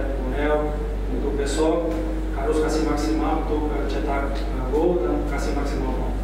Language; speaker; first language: Indonesian; non-native, learner; Portuguese